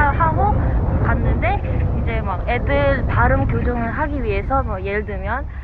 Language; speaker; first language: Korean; non-native, fluent; Filipino